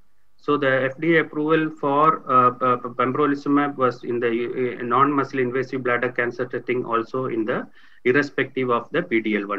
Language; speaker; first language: English; non-native, local second language; Tamil